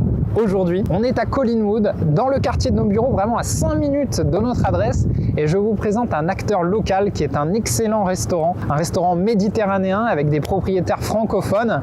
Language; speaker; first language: French; native; French